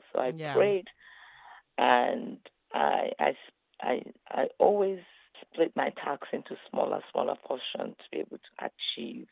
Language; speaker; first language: English; non-native, local second language; Igbo